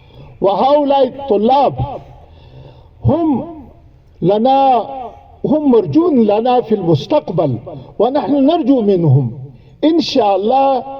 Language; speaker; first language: Arabic; non-native, fluent; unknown